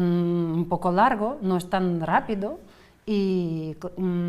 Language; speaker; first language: Spanish; non-native, fluent; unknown